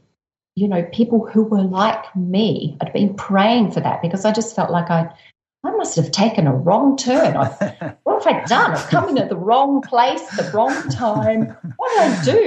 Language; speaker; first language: English; native; English